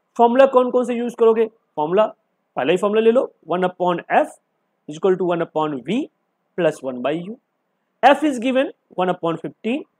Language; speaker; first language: Hindi; native; Hindi